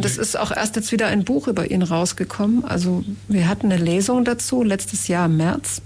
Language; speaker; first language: German; native; German